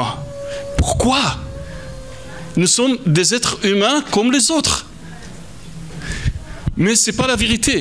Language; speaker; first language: French; non-native, fluent; Arabic